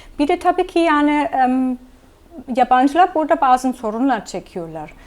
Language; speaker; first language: Turkish; non-native, fluent; German